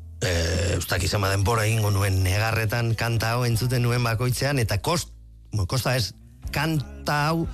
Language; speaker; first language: Basque; native; Basque